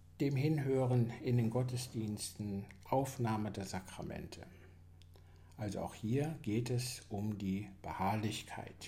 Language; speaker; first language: German; native; German